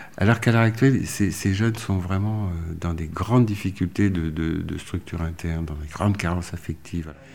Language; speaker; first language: French; native; French